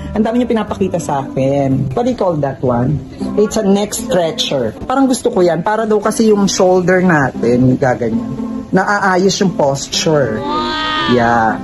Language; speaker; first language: Filipino; native; Filipino